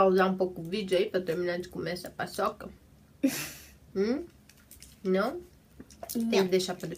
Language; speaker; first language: Portuguese; native; Portuguese